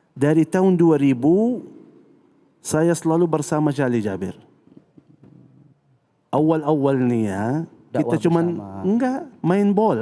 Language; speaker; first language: Indonesian; non-native, fluent; Arabic